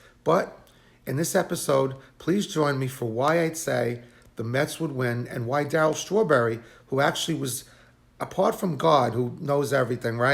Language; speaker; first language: English; native; English